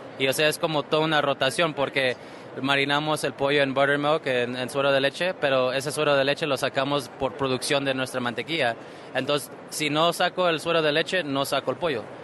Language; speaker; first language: Spanish; early bilingual, heritage; Spanish